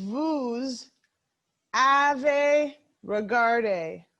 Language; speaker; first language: French; non-native, fluent; English